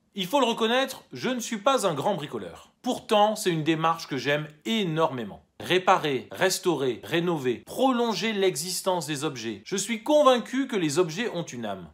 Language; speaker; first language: French; native; French